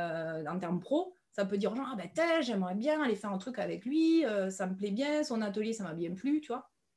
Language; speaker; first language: French; native; French